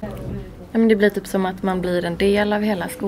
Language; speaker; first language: Swedish; native; Swedish